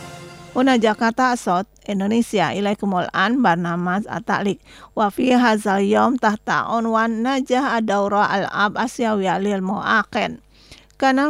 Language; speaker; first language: Arabic; non-native, fluent; Indonesian